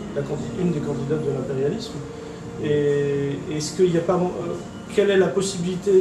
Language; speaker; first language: French; native; French